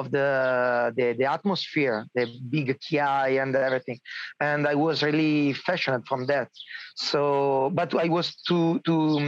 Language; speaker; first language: English; non-native, learner; Italian